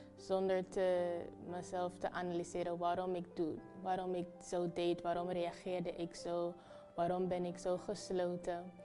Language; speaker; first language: Dutch; non-native, local second language; Papiamento